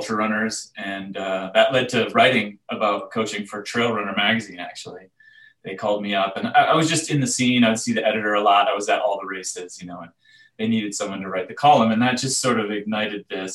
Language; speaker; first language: English; native; English